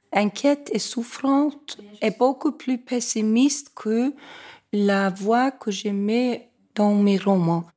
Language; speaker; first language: French; non-native, fluent; Icelandic